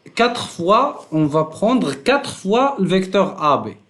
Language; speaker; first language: French; non-native, local second language; Arabic